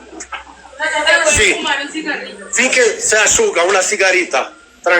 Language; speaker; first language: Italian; non-native, learner; Albanian